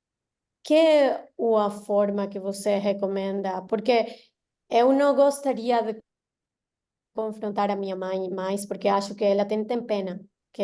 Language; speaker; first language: Portuguese; non-native, learner; Spanish